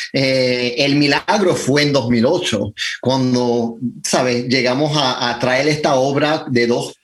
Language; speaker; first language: Spanish; early bilingual, other home language; English